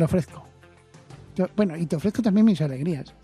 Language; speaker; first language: Spanish; native; Spanish